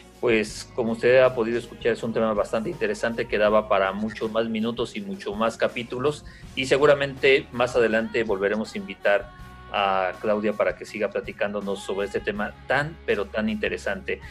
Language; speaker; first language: Spanish; native; Spanish